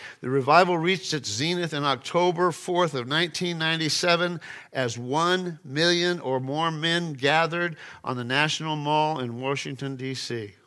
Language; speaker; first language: English; native; English